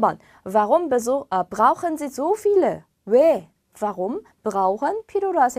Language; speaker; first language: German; non-native, fluent; Korean